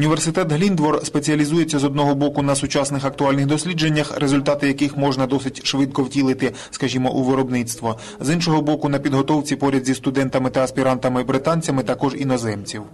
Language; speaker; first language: Ukrainian; native; Ukrainian